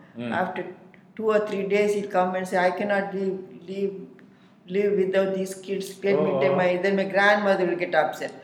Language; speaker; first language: English; non-native, local second language; Tamil